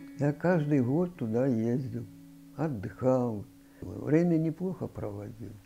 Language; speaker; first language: Russian; native; Russian